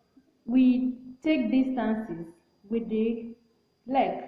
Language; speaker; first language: English; non-native, local second language; Igbo